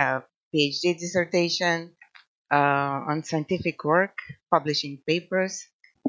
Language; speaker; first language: English; non-native, fluent; Croatian